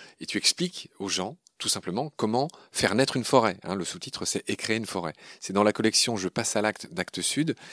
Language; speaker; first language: French; native; French